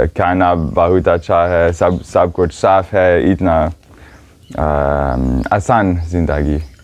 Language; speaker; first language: Hindi; non-native, learner; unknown